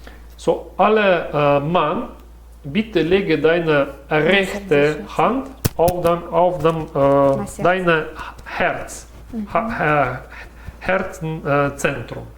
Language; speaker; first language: German; non-native, learner; Russian